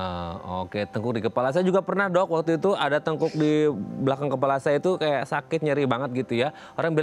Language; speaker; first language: Indonesian; native; Indonesian